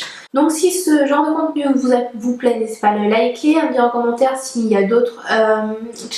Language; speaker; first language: French; native; French